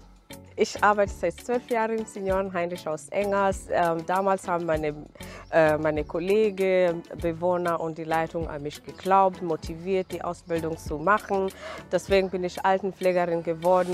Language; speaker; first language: German; non-native, learner; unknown